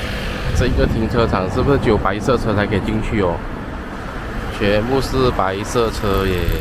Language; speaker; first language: Chinese; native; Chinese